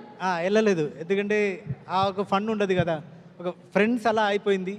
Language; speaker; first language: Telugu; non-native, learner; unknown